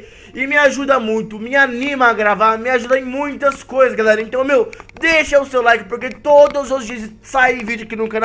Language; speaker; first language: Portuguese; native; Portuguese